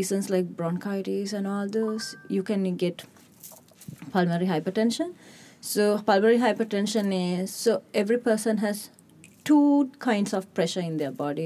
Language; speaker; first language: English; non-native, local second language; Sinhala